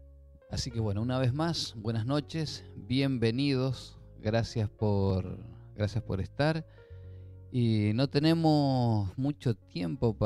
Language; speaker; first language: Spanish; native; Spanish